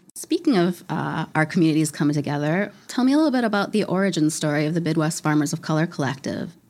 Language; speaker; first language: English; native; English